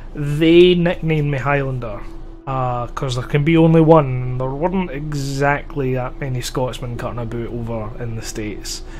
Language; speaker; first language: English; native; English